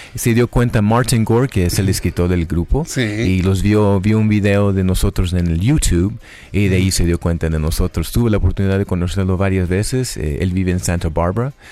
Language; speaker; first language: Spanish; early bilingual, heritage; Spanish